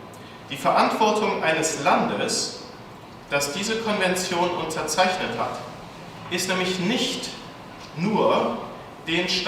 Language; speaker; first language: German; native; German